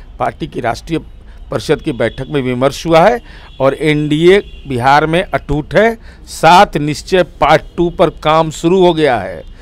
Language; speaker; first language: Hindi; native; Hindi